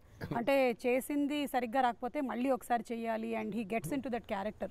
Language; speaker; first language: Telugu; native; Telugu